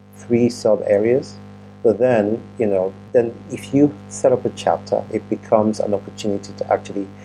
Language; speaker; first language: English; non-native, local second language; Yoruba